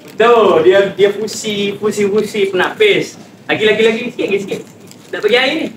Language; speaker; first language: Malay; native; Malay